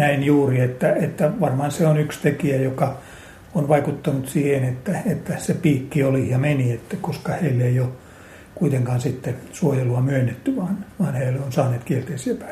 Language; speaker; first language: Finnish; native; Finnish